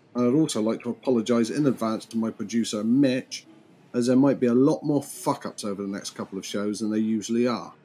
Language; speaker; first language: English; native; English